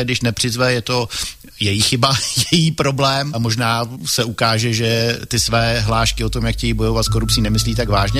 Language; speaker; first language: Czech; native; Czech